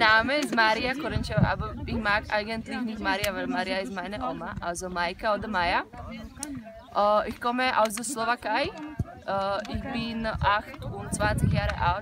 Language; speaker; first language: German; non-native, learner; Slovak